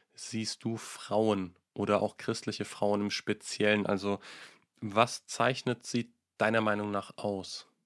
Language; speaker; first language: German; native; German